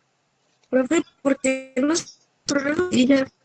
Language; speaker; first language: Spanish; native; Spanish